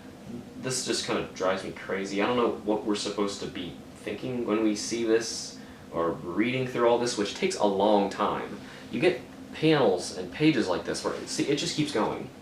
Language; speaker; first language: English; native; English